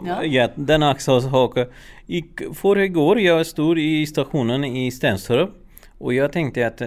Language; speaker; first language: Swedish; non-native, learner; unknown